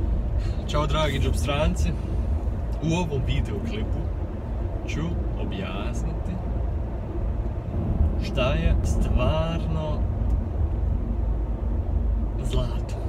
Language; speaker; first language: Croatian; early bilingual, heritage; Croatian